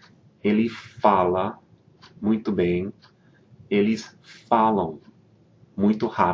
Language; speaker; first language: Portuguese; non-native, fluent; English